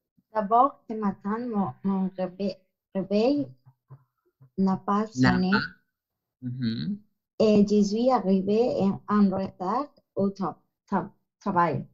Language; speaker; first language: French; non-native, learner; Spanish